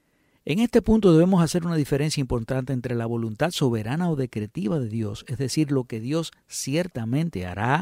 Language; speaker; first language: Spanish; native; Spanish